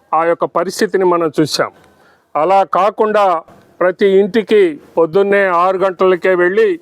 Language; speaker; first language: Telugu; native; Telugu